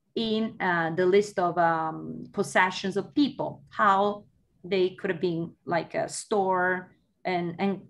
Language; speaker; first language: English; non-native, fluent; Italian